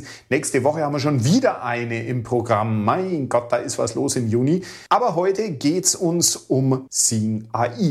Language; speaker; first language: German; native; German